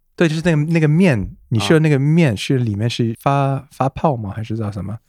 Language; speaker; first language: Chinese; non-native, fluent; English